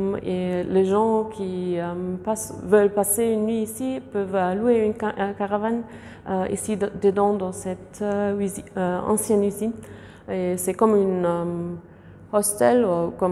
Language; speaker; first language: French; non-native, fluent; German